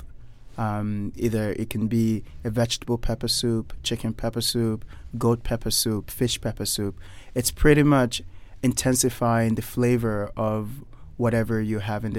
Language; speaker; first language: English; non-native, local second language; Yoruba